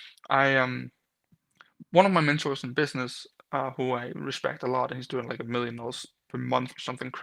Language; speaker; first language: English; non-native, fluent; Danish